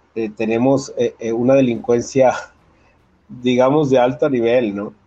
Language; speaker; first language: Spanish; native; Spanish